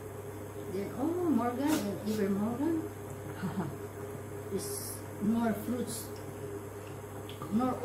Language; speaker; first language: English; non-native, learner; Filipino